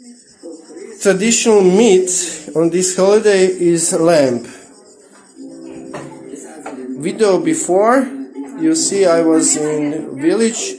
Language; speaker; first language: English; non-native, learner; Croatian